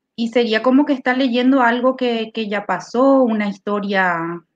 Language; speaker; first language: Spanish; native; Spanish